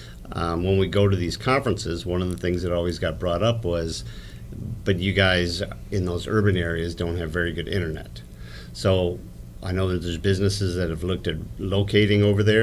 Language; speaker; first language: English; native; English